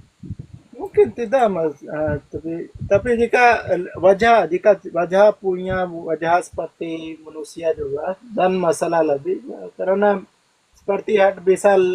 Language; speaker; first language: Indonesian; non-native, learner; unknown